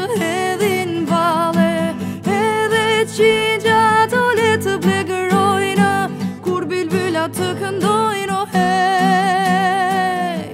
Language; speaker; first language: Turkish; non-native, fluent; Albanian